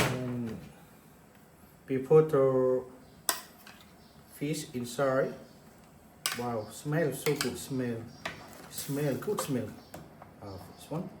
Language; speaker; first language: English; non-native, learner; Khmer